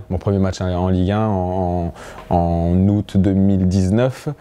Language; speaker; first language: French; native; French